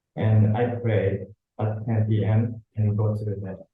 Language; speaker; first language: English; non-native, learner; Japanese